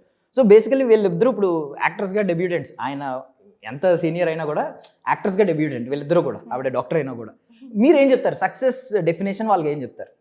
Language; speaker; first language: Telugu; native; Telugu